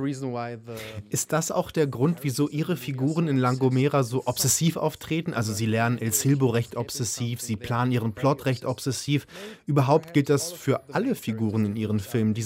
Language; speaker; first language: German; native; German